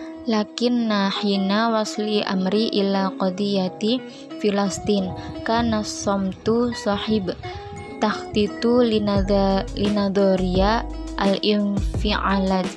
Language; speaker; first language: Arabic; non-native, learner; Indonesian